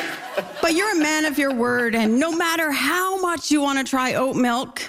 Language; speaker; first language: English; native; English